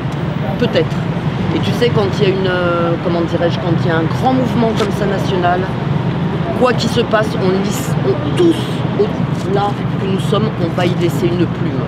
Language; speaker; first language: French; native; French